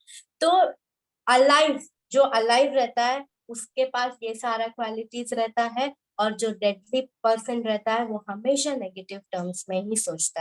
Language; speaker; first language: Hindi; native; Hindi